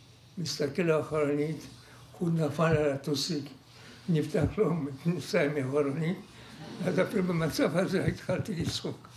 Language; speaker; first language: Hebrew; non-native, fluent; Polish